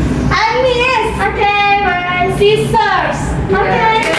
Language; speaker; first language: English; non-native, learner; Indonesian